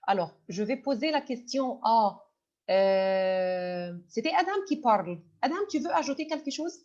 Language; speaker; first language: French; non-native, fluent; Arabic